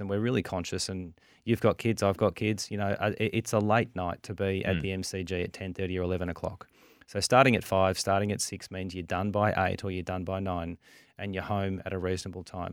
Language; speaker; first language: English; native; English